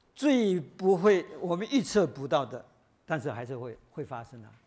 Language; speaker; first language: Chinese; native; Chinese